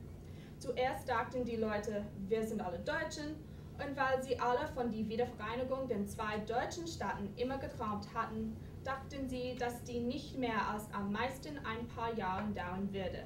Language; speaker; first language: German; non-native, fluent; English